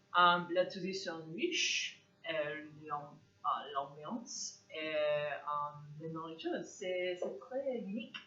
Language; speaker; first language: French; non-native, learner; English